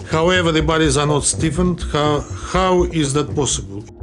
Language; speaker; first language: English; non-native, fluent; Russian